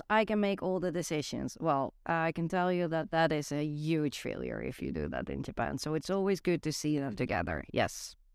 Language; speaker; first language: English; non-native, fluent; Dutch